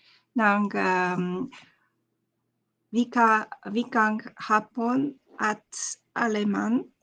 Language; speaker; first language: Filipino; non-native, learner; Japanese